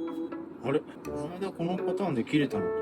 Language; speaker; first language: Japanese; native; Japanese